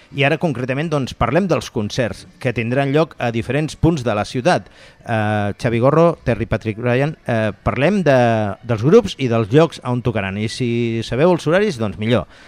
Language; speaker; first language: Catalan; native; Catalan